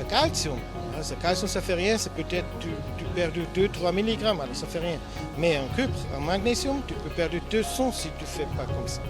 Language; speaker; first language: French; non-native, learner; German